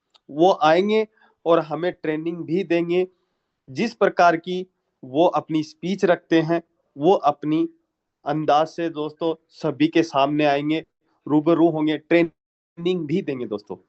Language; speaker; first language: Hindi; native; Hindi